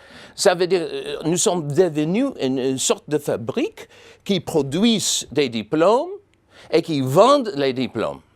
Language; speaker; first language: French; non-native, fluent; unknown